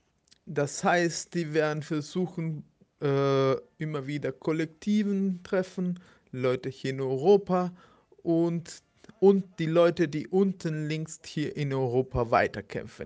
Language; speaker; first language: German; non-native, fluent; Spanish